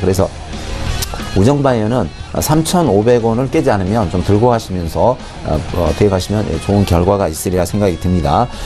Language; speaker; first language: Korean; native; Korean